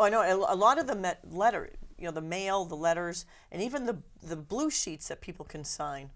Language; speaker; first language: English; native; English